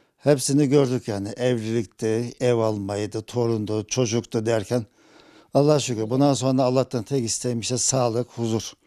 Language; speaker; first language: Turkish; native; Turkish